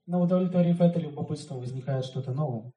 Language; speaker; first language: Russian; native; Russian